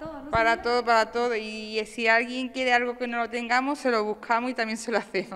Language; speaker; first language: Spanish; native; Spanish